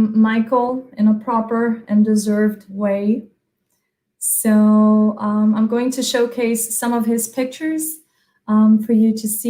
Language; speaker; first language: English; non-native, fluent; Portuguese